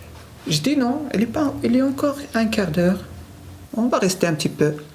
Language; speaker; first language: French; non-native, learner; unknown